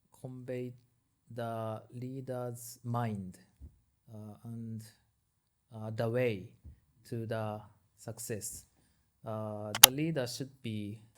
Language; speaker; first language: English; non-native, learner; Japanese